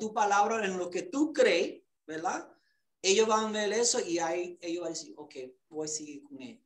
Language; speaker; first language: Spanish; early bilingual, other home language; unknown